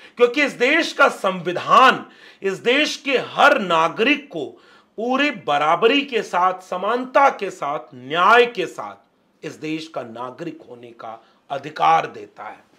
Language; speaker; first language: Hindi; native; Hindi